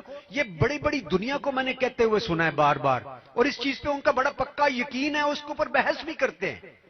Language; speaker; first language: Urdu; native; Urdu